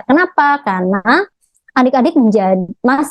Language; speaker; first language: Indonesian; native; Indonesian